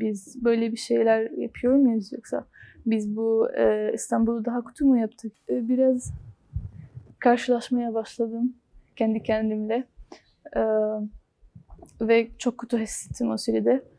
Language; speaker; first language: Turkish; non-native, learner; Arabic